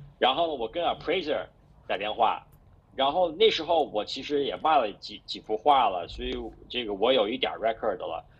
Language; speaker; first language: Chinese; early bilingual, heritage; Chinese